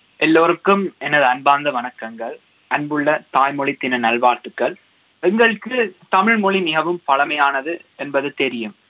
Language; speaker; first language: Tamil; early bilingual, heritage; Tamil